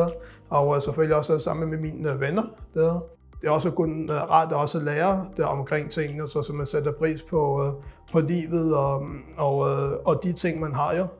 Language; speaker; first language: Danish; non-native, local second language; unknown